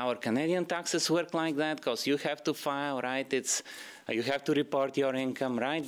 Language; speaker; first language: English; non-native, fluent; Bulgarian